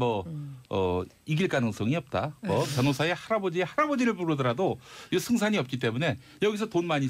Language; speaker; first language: Korean; native; Korean